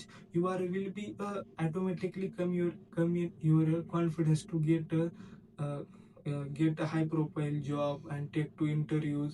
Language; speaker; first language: English; non-native, learner; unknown